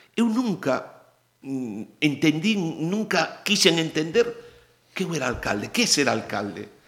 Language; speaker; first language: Galician; native; Galician